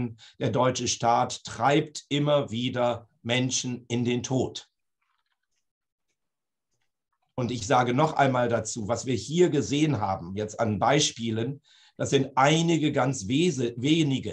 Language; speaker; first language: German; native; German